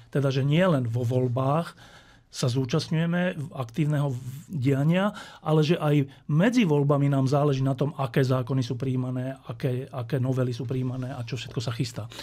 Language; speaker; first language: Slovak; native; Slovak